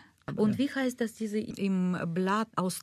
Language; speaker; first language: German; non-native, learner; Russian